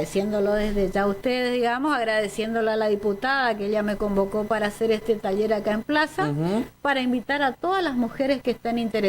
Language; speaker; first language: Spanish; native; Spanish